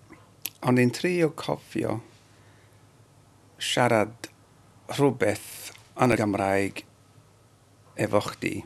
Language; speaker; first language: Welsh; non-native, learner; English